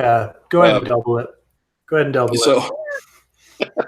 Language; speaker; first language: English; native; English